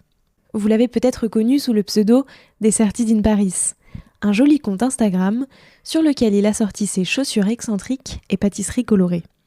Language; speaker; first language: French; native; French